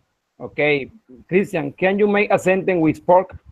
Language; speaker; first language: English; non-native, learner; Spanish